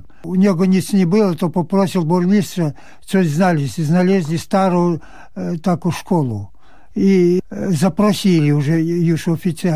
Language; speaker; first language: Polish; early bilingual, heritage; Polish